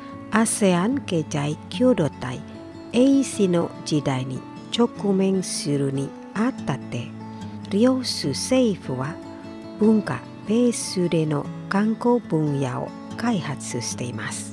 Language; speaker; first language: Japanese; non-native, fluent; Indonesian